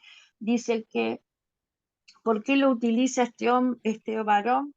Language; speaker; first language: Spanish; native; Spanish